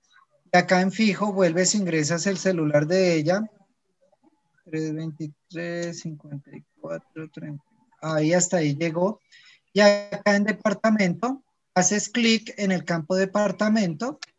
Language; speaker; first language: Spanish; native; Spanish